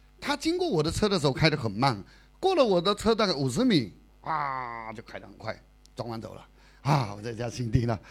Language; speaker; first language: Chinese; native; Chinese